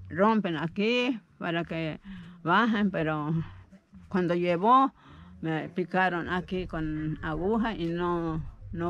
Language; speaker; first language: Spanish; non-native, local second language; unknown